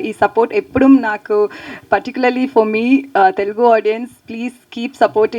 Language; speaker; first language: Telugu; non-native, learner; Tamil